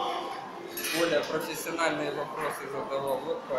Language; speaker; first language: Russian; native; Russian